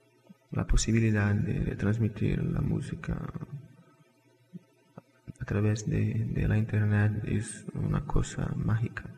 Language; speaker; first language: Spanish; non-native, fluent; Portuguese